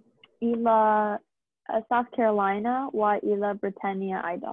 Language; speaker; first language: Arabic; non-native, learner; English